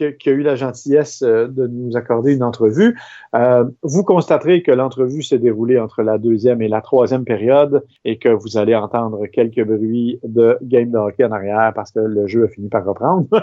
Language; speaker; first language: French; native; French